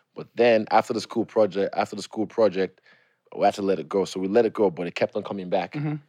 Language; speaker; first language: English; native; English